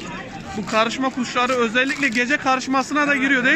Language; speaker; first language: Turkish; native; Turkish